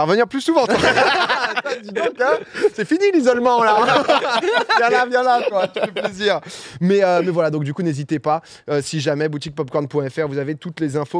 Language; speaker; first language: French; native; French